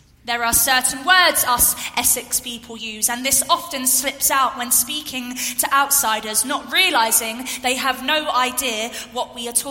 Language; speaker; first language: English; native; English